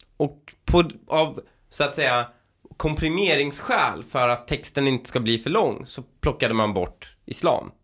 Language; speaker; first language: Swedish; early bilingual, other home language; Persian